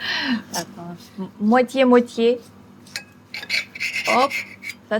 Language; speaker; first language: French; non-native, learner; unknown